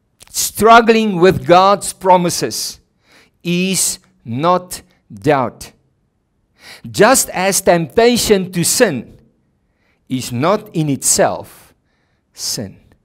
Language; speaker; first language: English; non-native, local second language; Afrikaans